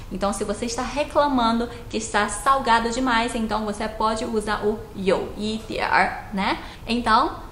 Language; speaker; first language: Portuguese; non-native, fluent; Chinese